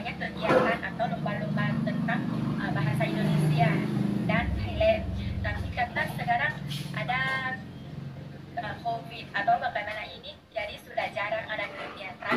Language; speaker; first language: Indonesian; non-native, fluent; Thai